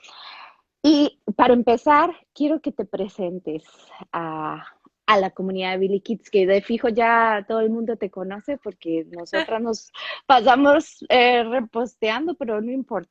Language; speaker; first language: Spanish; native; Spanish